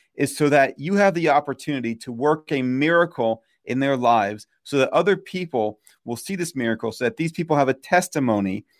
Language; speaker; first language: English; native; English